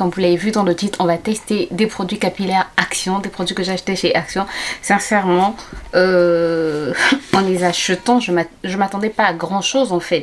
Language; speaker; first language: French; native; French